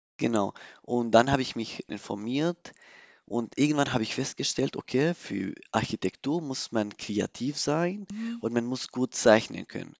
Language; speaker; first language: German; non-native, learner; Arabic